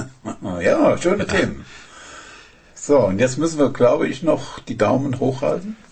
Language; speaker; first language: German; native; German